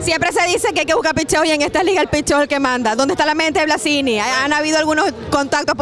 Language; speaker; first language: Spanish; native; Spanish